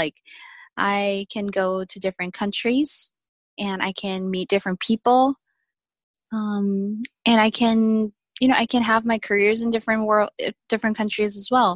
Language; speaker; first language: English; non-native, fluent; Korean